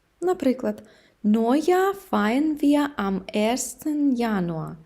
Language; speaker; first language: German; non-native, fluent; Ukrainian